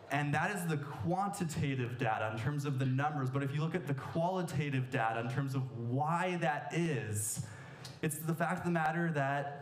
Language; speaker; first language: English; native; English